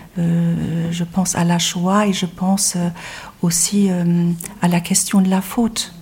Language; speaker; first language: French; non-native, fluent; German